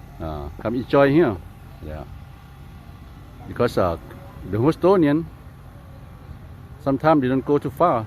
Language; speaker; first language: English; non-native, fluent; Lao